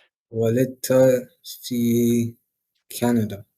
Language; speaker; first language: Arabic; non-native, learner; English